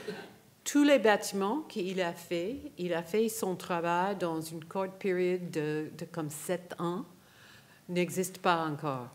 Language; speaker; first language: French; non-native, fluent; English